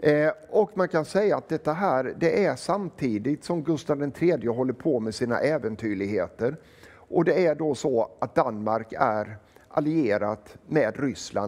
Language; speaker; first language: Swedish; native; Swedish